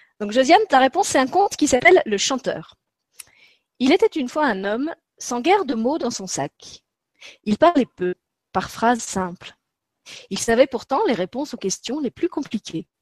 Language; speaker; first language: French; native; French